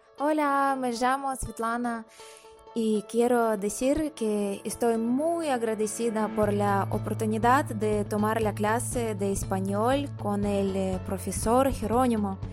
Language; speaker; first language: Spanish; non-native, fluent; Russian